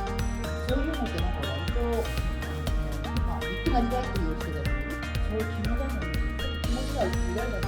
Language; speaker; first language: Japanese; native; Japanese